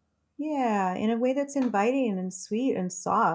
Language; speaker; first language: English; native; English